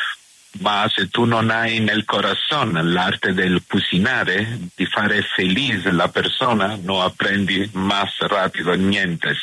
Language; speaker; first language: Spanish; non-native, learner; Italian